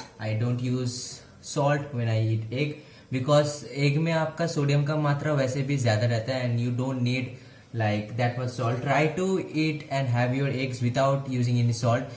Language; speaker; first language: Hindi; non-native, local second language; Bangla